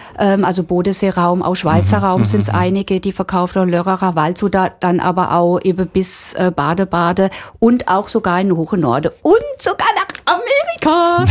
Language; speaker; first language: German; native; German